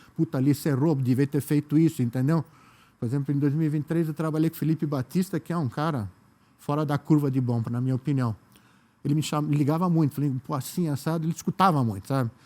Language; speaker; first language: Portuguese; native; Portuguese